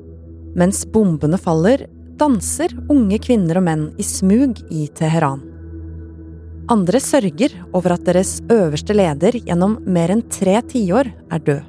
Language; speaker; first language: Norwegian; native; Norwegian